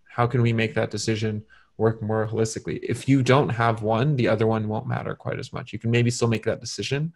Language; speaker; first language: English; native; English